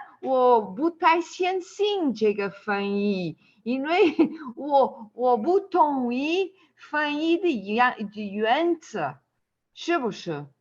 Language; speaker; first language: Chinese; non-native, learner; Portuguese